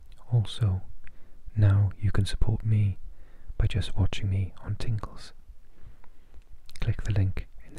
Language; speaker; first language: English; native; English